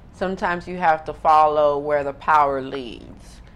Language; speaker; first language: English; native; English